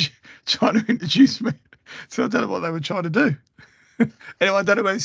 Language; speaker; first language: English; native; English